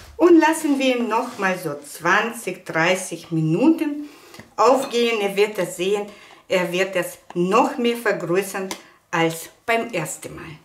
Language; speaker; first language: German; non-native, fluent; Russian